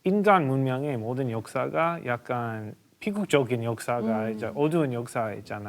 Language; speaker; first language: Korean; non-native, fluent; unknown